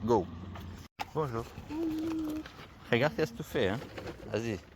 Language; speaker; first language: French; native; French